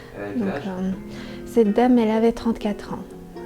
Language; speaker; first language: French; native; French